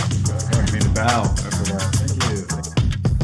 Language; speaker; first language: English; native; English